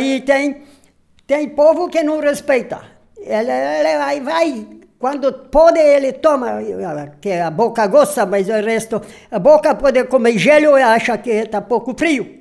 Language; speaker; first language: Portuguese; non-native, local second language; Polish